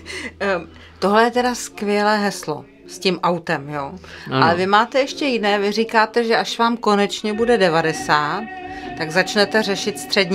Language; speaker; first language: Czech; native; Czech